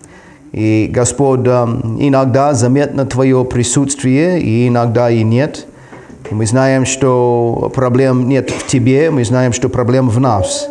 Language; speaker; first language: Russian; non-native, fluent; English